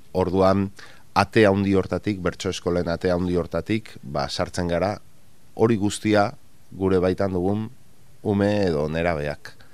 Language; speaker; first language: Basque; non-native, local second language; Spanish